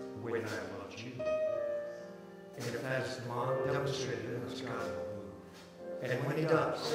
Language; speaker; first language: English; early bilingual, other home language; Korean